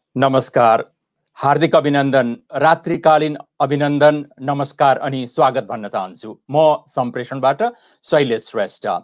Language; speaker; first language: Nepali; native; Nepali